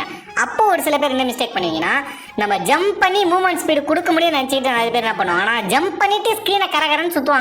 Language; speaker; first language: Tamil; native; Tamil